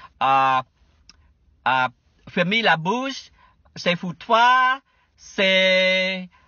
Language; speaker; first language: French; non-native, learner; Khmer